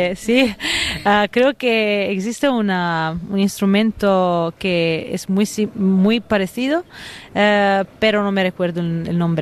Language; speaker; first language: Spanish; non-native, fluent; Italian